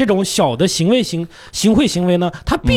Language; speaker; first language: Chinese; native; Chinese